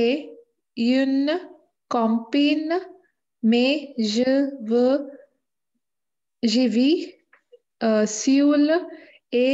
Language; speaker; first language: French; non-native, learner; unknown